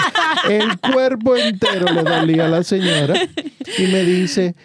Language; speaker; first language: Spanish; native; Spanish